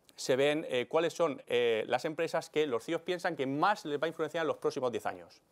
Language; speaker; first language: Spanish; native; Spanish